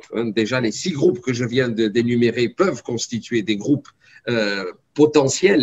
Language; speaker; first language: French; native; French